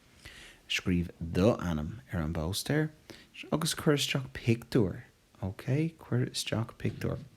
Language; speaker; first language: Irish; non-native, local second language; English